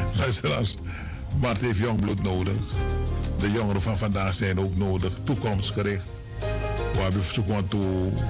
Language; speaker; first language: Dutch; native; Dutch